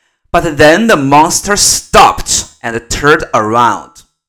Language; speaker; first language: English; non-native, fluent; Chinese